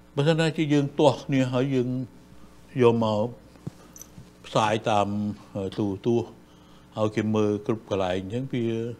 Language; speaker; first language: Khmer; native; Khmer